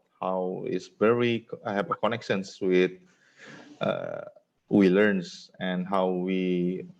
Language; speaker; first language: English; non-native, fluent; Indonesian